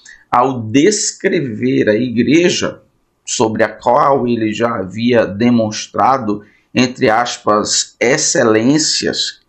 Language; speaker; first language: Portuguese; native; Portuguese